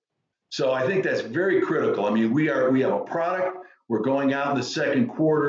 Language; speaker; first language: English; native; English